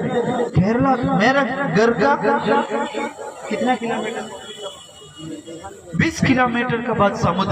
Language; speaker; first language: Hindi; non-native, learner; Malayalam